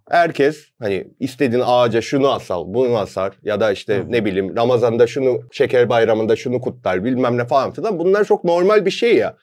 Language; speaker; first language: Turkish; non-native, fluent; Korean